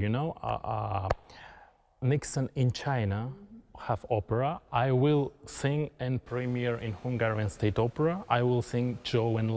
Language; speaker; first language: English; non-native, learner; Kazakh